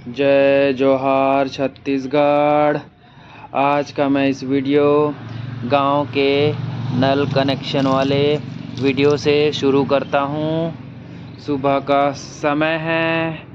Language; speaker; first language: Hindi; native; Hindi